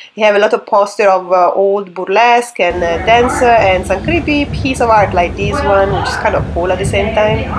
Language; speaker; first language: English; non-native, fluent; Italian